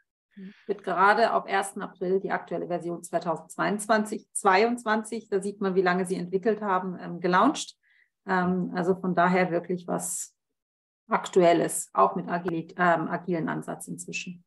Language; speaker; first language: German; native; German